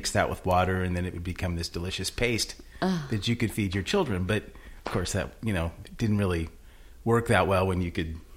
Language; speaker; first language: English; native; English